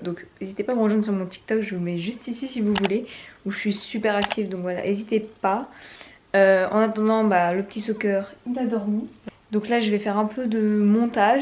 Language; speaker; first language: French; native; French